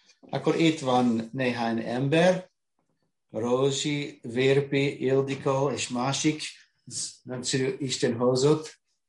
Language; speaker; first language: Hungarian; non-native, learner; English